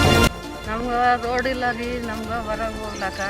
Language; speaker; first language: Kannada; native; Kannada